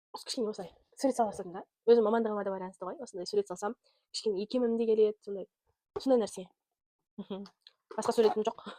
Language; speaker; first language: Kazakh; non-native, local second language; Russian